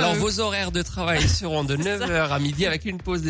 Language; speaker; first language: French; native; French